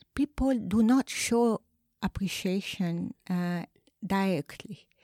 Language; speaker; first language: English; non-native, fluent; Arabic